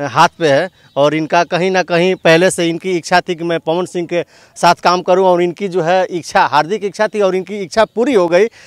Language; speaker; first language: Hindi; native; Hindi